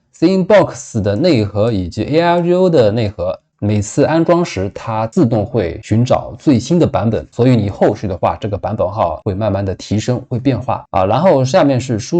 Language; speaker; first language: Chinese; native; Chinese